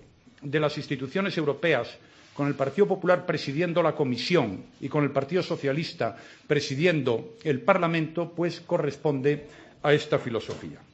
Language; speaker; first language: Spanish; native; Spanish